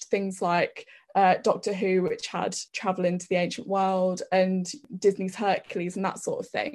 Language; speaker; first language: English; native; English